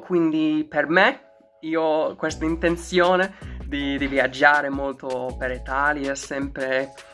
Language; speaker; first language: Italian; non-native, learner; English